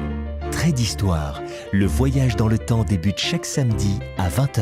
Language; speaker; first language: French; native; French